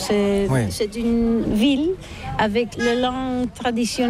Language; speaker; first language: French; non-native, learner; Catalan